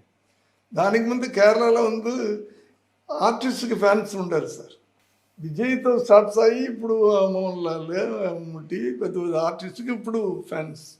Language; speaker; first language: Telugu; non-native, learner; Tamil